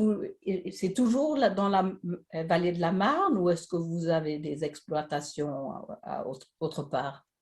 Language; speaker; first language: French; non-native, fluent; Swedish